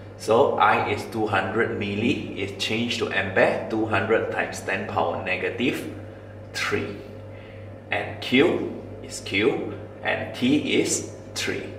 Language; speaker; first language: English; non-native, local second language; Chinese